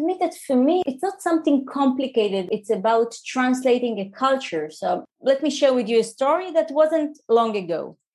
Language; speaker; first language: English; non-native, fluent; Hebrew